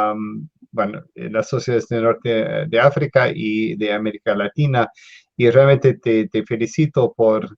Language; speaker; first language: Spanish; non-native, fluent; English